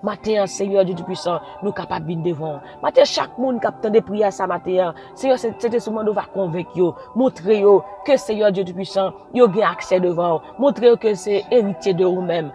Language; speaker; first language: French; non-native, local second language; Haitian Creole